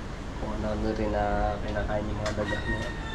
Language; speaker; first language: Filipino; non-native, local second language; Cebuano